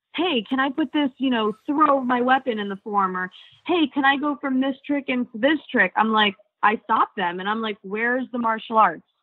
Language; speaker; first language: English; native; English